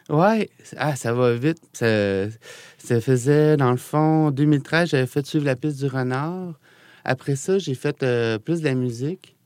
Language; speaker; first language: French; native; French